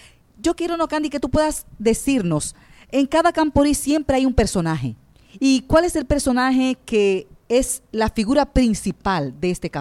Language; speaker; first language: Spanish; native; Spanish